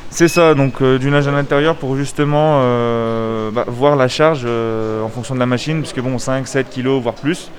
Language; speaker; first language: French; native; French